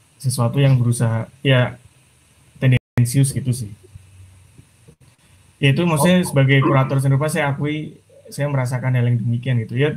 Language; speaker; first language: Indonesian; native; Indonesian